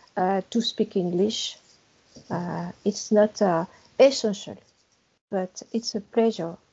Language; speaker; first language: English; non-native, learner; French